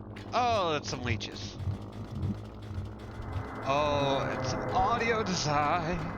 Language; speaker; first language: English; native; English